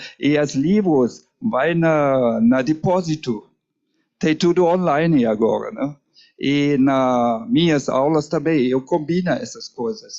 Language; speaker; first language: Portuguese; non-native, learner; German